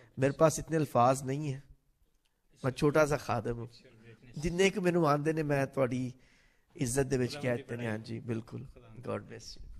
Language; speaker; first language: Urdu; non-native, local second language; Punjabi